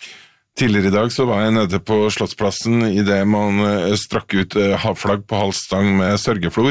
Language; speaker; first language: Norwegian; native; Norwegian